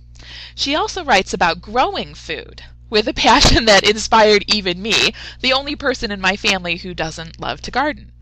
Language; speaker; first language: English; native; English